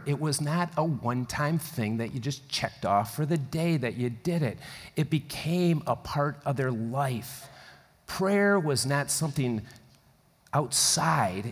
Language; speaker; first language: English; native; English